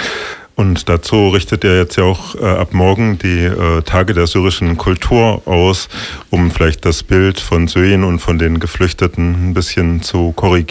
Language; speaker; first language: German; native; German